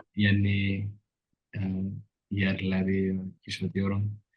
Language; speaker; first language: Turkish; non-native, learner; English